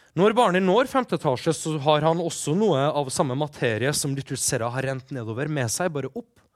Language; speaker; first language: Norwegian; early bilingual, other home language; Persian